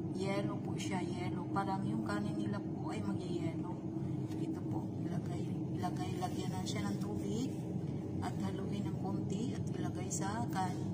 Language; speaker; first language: Filipino; non-native, local second language; Cebuano